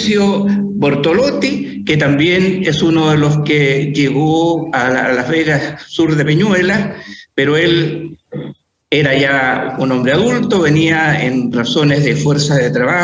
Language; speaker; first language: Spanish; native; Spanish